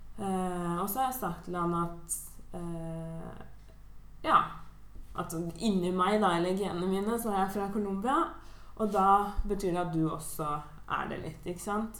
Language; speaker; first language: Norwegian; native; Norwegian